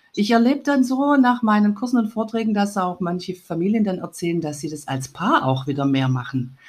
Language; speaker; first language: German; native; German